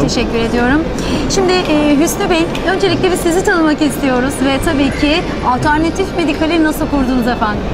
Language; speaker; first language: Turkish; native; Turkish